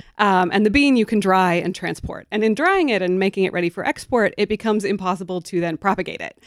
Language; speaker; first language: English; native; English